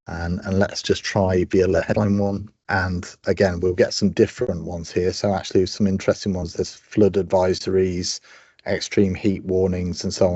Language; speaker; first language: English; native; English